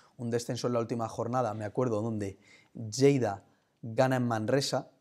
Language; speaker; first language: Spanish; native; Spanish